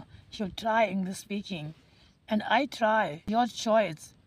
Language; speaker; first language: English; non-native, learner; Hindi